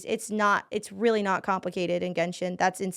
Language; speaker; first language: English; native; English